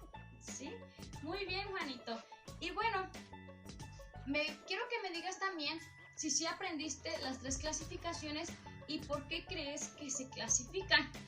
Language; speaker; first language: Spanish; native; Spanish